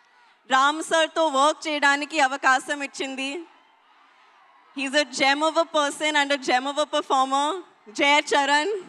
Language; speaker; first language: Telugu; non-native, learner; Hindi